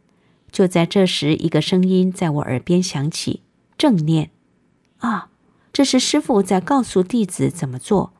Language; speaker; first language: Chinese; native; Chinese